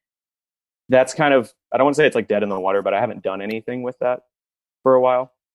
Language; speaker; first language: English; native; English